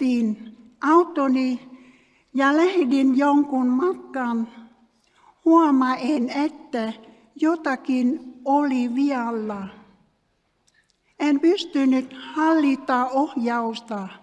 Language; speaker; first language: Finnish; non-native, learner; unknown